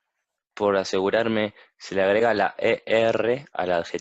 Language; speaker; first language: Spanish; native; Spanish